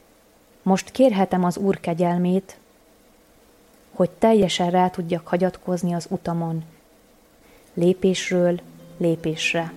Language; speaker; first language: Hungarian; native; Hungarian